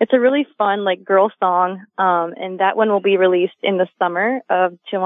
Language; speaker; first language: English; native; English